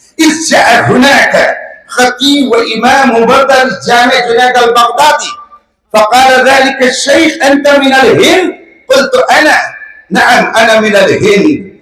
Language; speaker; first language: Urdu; native; Urdu